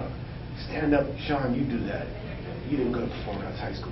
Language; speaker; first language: English; native; English